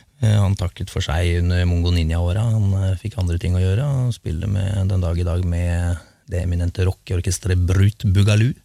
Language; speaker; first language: Norwegian; native; Norwegian